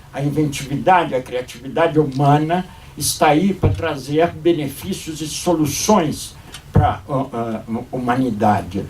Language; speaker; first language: Portuguese; native; Portuguese